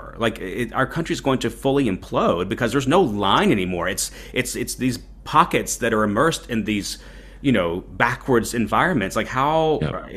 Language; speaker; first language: English; native; English